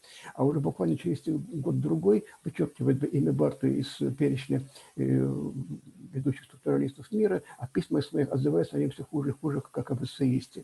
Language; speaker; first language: Russian; native; Russian